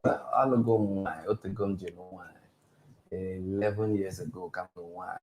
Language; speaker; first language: Igbo; native; Igbo